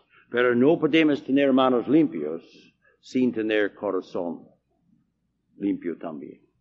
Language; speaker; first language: Spanish; non-native, learner; English